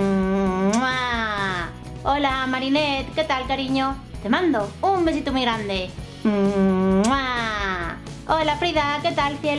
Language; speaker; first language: Spanish; native; Spanish